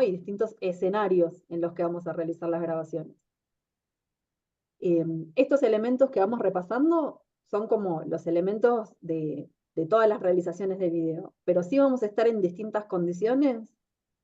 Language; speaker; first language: Spanish; native; Spanish